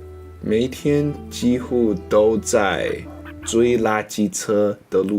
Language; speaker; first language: Chinese; non-native, learner; English